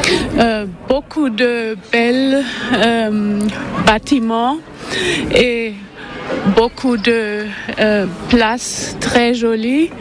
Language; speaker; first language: French; non-native, learner; German